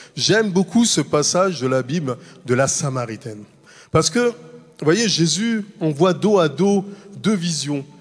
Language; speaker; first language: French; native; French